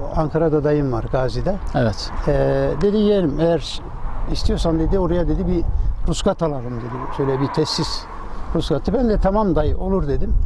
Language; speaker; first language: Turkish; native; Turkish